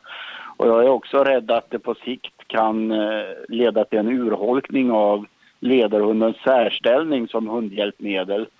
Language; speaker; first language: Swedish; native; Swedish